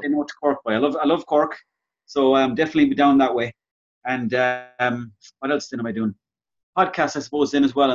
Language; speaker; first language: English; native; English